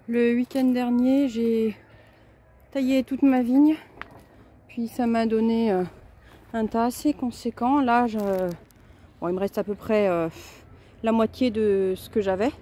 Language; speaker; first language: French; native; French